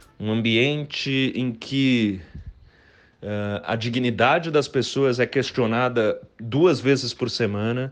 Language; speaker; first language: Portuguese; native; Portuguese